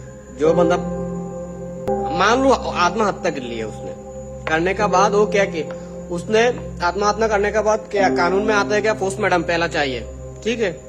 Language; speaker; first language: Hindi; non-native, fluent; Bangla